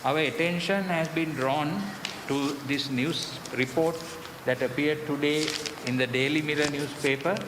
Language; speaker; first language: English; non-native, local second language; Sinhala